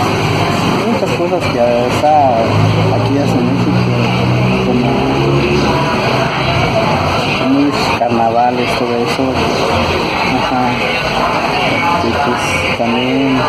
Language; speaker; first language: Spanish; non-native, local second language; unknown